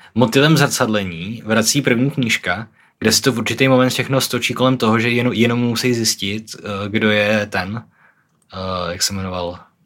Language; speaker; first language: Czech; native; Czech